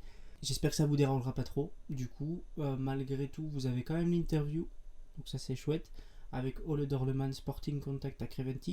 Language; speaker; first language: French; native; French